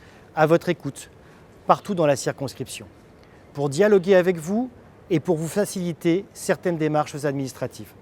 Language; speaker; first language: French; native; French